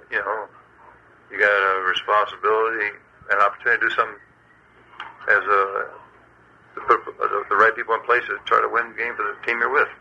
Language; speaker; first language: English; early bilingual, other home language; Spanish